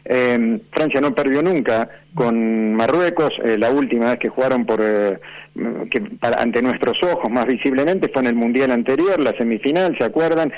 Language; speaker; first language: Spanish; native; Spanish